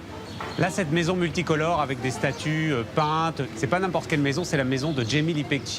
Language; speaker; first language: French; native; French